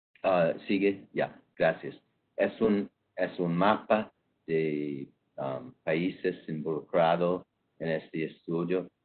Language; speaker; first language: Spanish; non-native, fluent; English